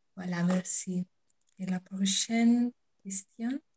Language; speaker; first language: French; non-native, fluent; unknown